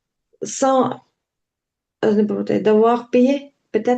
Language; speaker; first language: French; non-native, learner; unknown